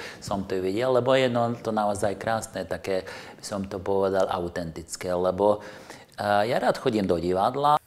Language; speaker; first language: Slovak; non-native, local second language; Hungarian